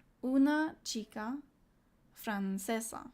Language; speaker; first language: Spanish; non-native, learner; English